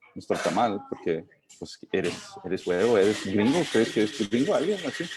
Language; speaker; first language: Spanish; early bilingual, heritage; Spanish